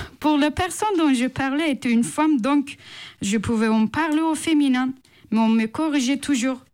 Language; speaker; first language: French; non-native, fluent; Turkish